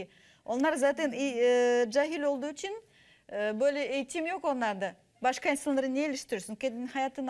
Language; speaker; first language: Turkish; non-native, fluent; Russian